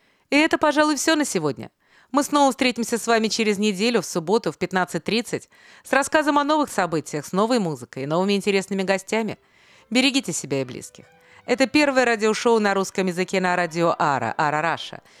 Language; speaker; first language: Russian; native; Russian